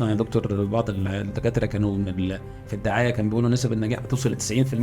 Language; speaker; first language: Arabic; native; Arabic